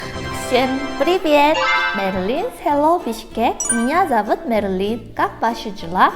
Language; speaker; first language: Russian; non-native, learner; Korean